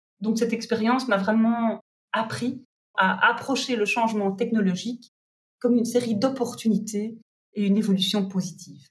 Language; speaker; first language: French; native; French